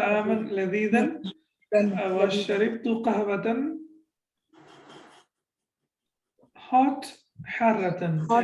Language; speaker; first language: Arabic; non-native, fluent; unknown